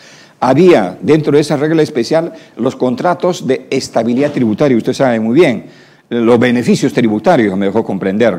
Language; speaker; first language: Spanish; native; Spanish